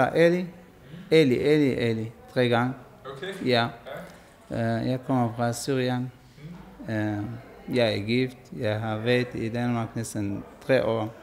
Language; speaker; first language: Danish; non-native, learner; Arabic